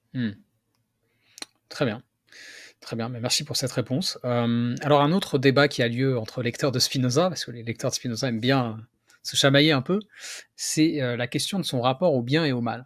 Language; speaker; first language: French; native; French